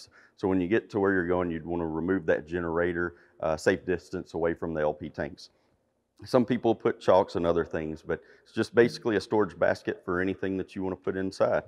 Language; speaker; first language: English; native; English